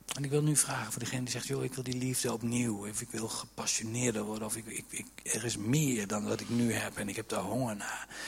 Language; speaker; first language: Dutch; native; Dutch